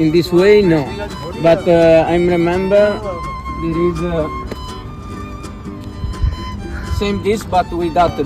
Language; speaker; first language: English; non-native, learner; Italian